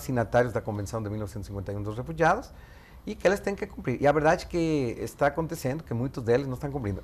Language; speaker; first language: Portuguese; non-native, fluent; Spanish